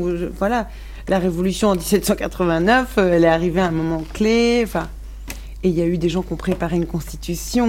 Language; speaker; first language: French; non-native, local second language; Arabic